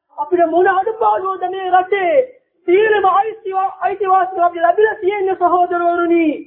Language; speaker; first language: Sinhala; non-native, local second language; Tamil